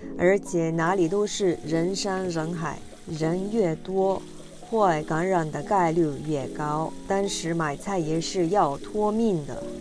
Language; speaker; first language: Chinese; non-native, fluent; Japanese